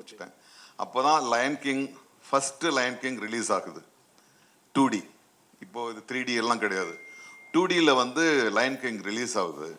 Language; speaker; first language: Tamil; native; Tamil